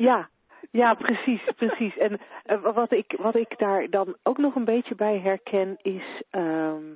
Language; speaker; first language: Dutch; native; Dutch